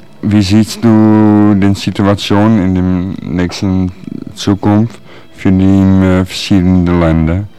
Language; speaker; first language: German; non-native, learner; Dutch